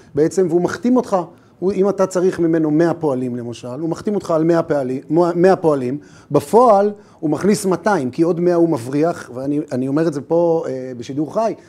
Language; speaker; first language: Hebrew; native; Hebrew